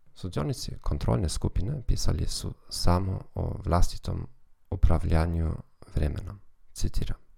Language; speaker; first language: Croatian; non-native, fluent; German